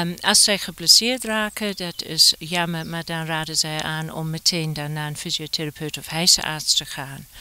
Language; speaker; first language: Dutch; non-native, fluent; English